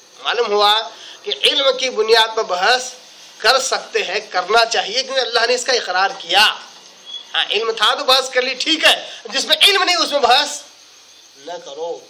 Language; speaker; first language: Urdu; native; Urdu